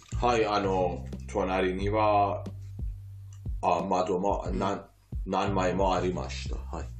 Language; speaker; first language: Japanese; non-native, fluent; Persian